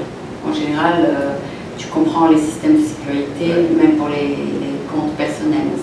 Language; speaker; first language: French; non-native, local second language; Arabic